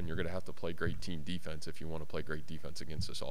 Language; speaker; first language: English; native; English